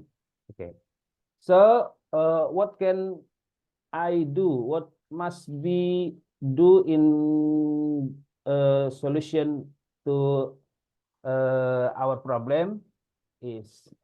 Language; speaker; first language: English; non-native, learner; Indonesian